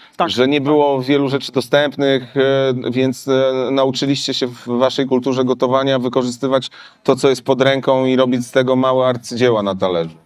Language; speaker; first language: Polish; native; Polish